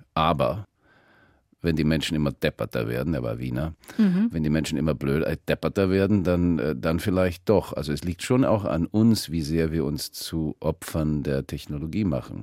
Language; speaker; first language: German; early bilingual, heritage; German